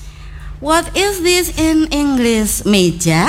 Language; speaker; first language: English; non-native, learner; Javanese